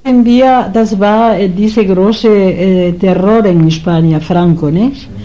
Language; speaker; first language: German; non-native, learner; Spanish